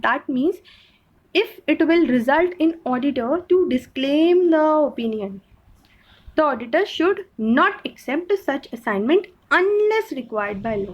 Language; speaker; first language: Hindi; native; Hindi